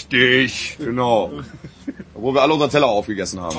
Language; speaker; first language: German; native; German